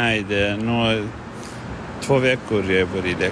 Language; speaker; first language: Swedish; non-native, learner; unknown